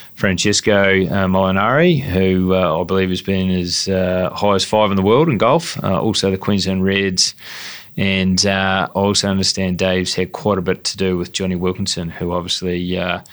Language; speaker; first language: English; native; English